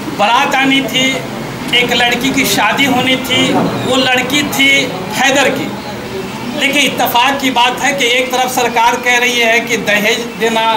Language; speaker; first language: Hindi; native; Hindi